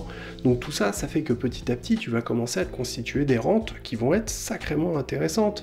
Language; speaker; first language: French; native; French